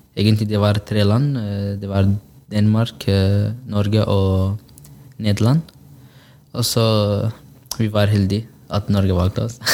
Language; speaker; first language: Norwegian; non-native, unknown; Arabic